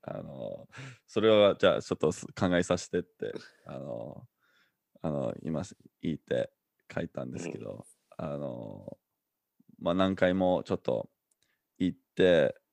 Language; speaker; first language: Japanese; non-native, fluent; English